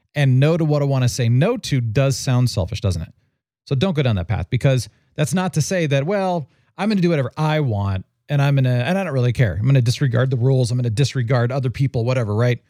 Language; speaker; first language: English; native; English